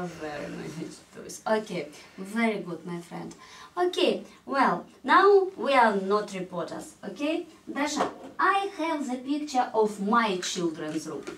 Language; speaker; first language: English; non-native, fluent; Russian